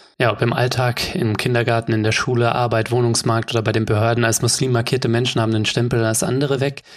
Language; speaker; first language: German; native; German